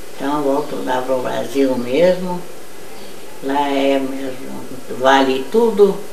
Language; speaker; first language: Portuguese; early bilingual, other home language; German